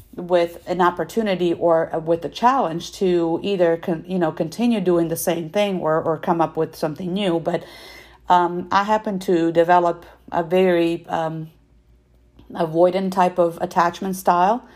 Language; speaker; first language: English; non-native, fluent; Russian